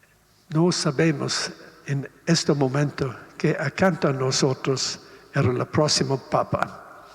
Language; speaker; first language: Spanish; non-native, learner; Italian